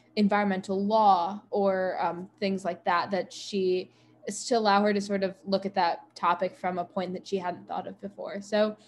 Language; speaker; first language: English; native; English